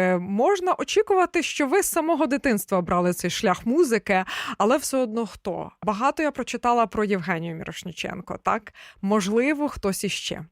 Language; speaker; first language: Ukrainian; native; Ukrainian